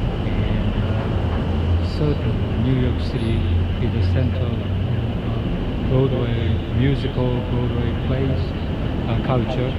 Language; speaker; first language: English; non-native, fluent; Japanese